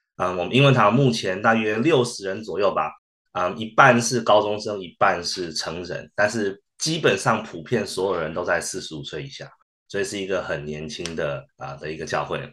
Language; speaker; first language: Chinese; early bilingual, heritage; Chinese